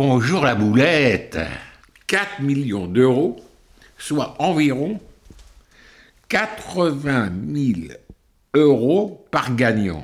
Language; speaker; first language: French; native; French